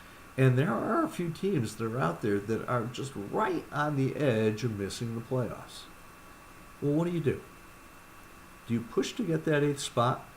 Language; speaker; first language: English; native; English